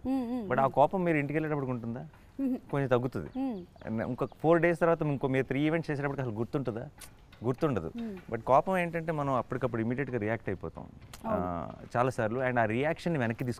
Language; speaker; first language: Telugu; native; Telugu